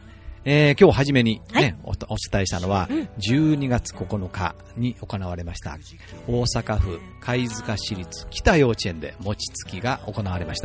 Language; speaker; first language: Japanese; native; Japanese